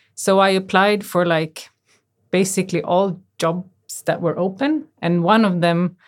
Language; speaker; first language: English; native; English